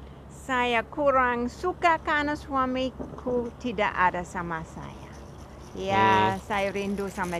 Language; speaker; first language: Indonesian; non-native, fluent; English